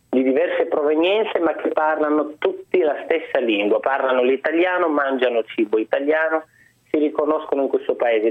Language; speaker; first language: Italian; early bilingual, other home language; Arabic